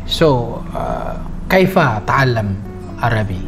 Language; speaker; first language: Arabic; non-native, learner; Indonesian